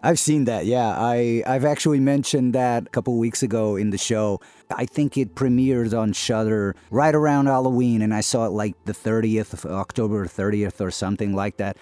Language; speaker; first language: English; non-native, fluent; Portuguese